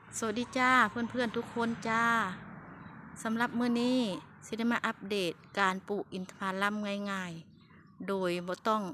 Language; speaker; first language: Thai; non-native, local second language; Lao